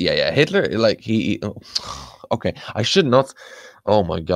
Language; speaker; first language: English; non-native, fluent; Dutch